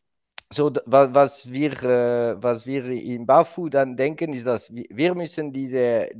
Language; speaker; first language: German; non-native, local second language; French